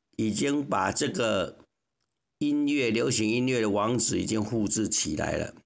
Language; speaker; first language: Chinese; native; Chinese